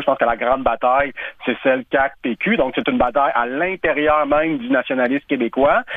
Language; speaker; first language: French; native; French